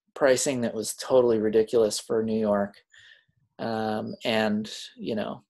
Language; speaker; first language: English; native; English